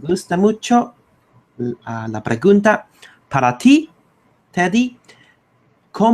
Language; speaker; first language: Spanish; non-native, learner; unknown